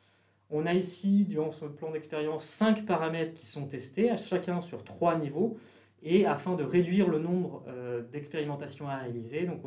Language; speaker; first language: French; native; French